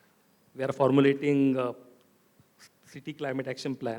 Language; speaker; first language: English; non-native, local second language; Marathi